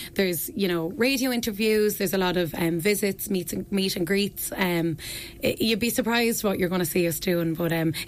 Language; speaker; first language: English; native; English